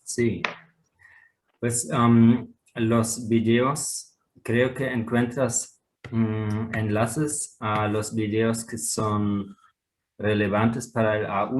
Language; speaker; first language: Spanish; non-native, fluent; German